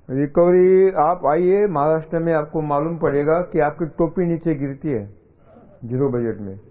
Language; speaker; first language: Hindi; non-native, local second language; Marathi